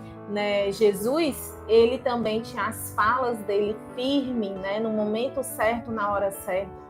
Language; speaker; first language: Portuguese; native; Portuguese